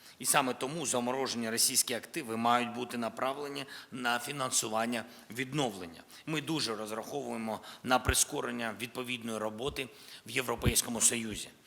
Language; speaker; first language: Ukrainian; non-native, local second language; Russian